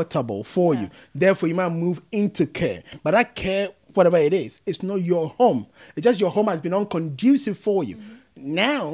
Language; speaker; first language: English; non-native, local second language; Akan